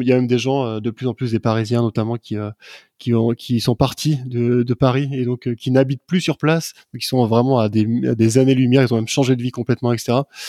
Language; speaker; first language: French; native; French